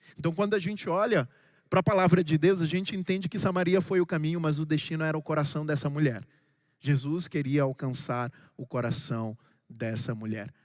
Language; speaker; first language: Portuguese; non-native, local second language; Kabuverdianu